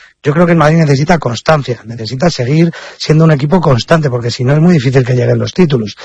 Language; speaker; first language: Spanish; native; Spanish